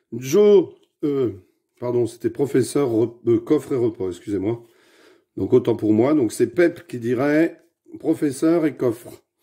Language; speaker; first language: French; native; French